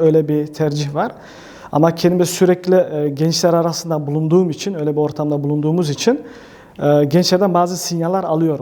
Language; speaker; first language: Turkish; early bilingual, heritage; Turkish